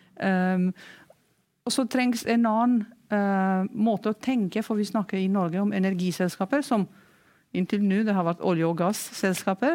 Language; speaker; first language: Norwegian; non-native, fluent; Romanian